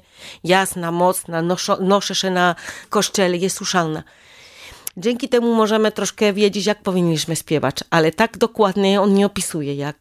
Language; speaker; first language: Polish; non-native, learner; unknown